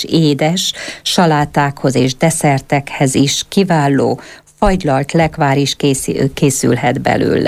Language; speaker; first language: Hungarian; native; Hungarian